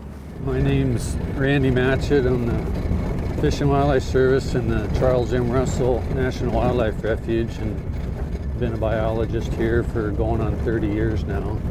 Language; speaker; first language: English; native; English